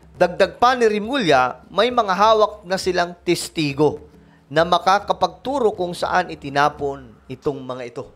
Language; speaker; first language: Filipino; non-native, local second language; Cebuano